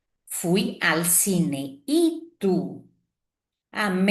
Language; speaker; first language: Spanish; non-native, fluent; Portuguese